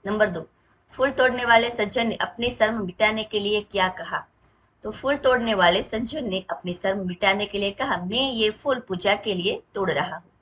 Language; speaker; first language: Hindi; non-native, local second language; Gujarati